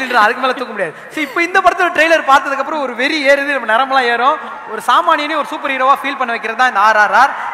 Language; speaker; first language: Tamil; native; Tamil